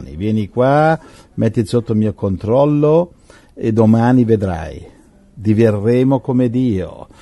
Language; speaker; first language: Italian; native; Italian